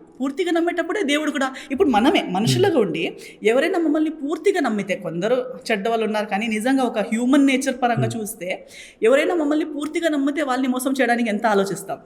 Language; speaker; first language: Telugu; non-native, fluent; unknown